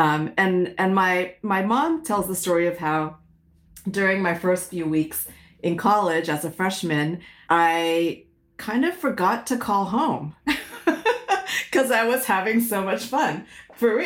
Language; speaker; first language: English; early bilingual, other home language; Min Nan Chinese